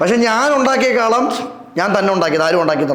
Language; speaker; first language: Malayalam; native; Malayalam